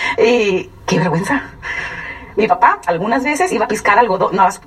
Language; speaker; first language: Spanish; native; Spanish